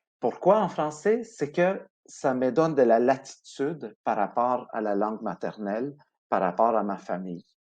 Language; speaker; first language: French; early bilingual, other home language; Spanish